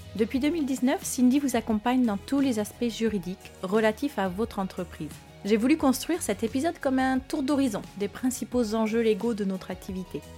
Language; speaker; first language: French; native; French